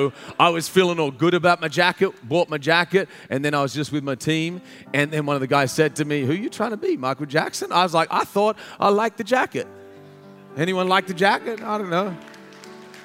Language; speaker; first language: English; native; English